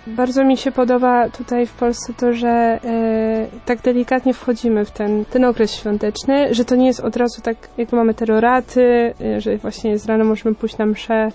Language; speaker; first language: Polish; early bilingual, other home language; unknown